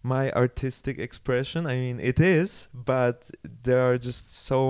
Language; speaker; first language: English; non-native, fluent; Polish